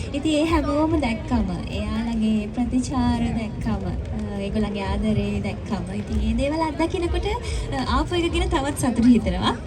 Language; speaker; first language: Sinhala; native; Sinhala